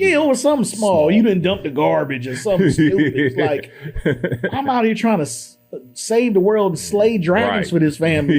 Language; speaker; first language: English; native; English